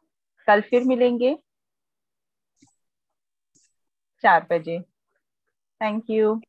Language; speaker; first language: Hindi; native; Hindi